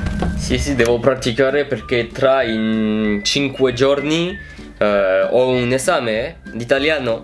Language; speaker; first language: Italian; non-native, learner; French